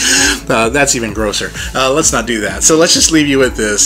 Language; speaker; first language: English; native; English